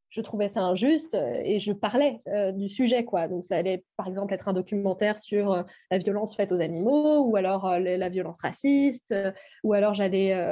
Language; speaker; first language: French; native; French